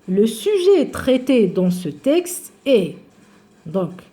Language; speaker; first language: French; non-native, local second language; Arabic